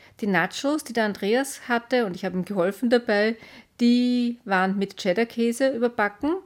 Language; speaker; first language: German; native; German